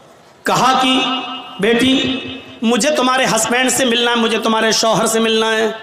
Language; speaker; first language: Urdu; native; Urdu